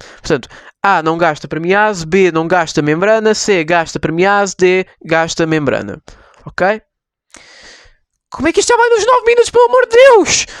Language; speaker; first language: Portuguese; native; Portuguese